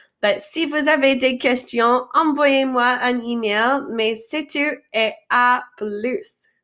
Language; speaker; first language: French; non-native, fluent; English